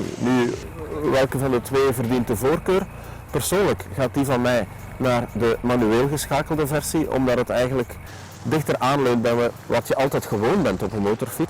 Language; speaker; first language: Dutch; native; Dutch